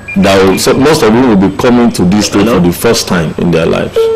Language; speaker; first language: English; non-native, local second language; Yoruba